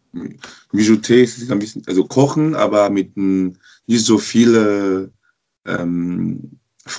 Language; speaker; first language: German; non-native, learner; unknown